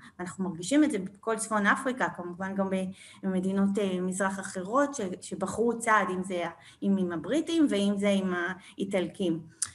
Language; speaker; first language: Hebrew; early bilingual, other home language; French